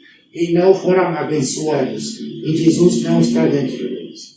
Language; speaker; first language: Portuguese; non-native, learner; Arabic